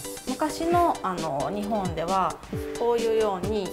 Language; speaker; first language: Japanese; native; Japanese